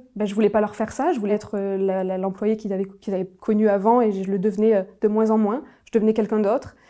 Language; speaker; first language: French; native; French